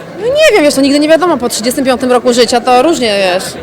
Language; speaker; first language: Polish; native; Polish